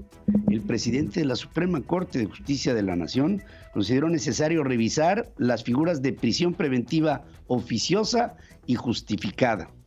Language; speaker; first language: Spanish; native; Spanish